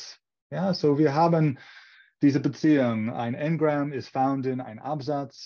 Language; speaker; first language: German; non-native, fluent; English